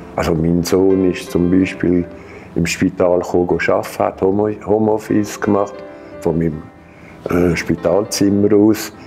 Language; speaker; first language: German; non-native, local second language; French